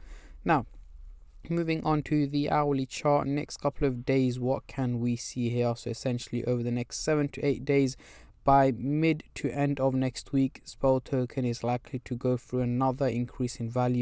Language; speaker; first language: English; native; English